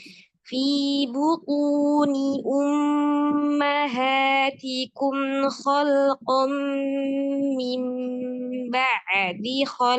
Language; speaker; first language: Arabic; non-native, fluent; Indonesian